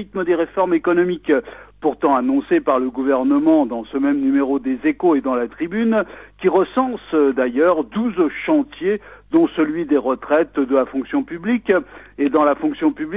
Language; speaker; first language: French; native; French